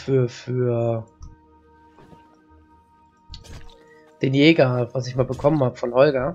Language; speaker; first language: German; native; German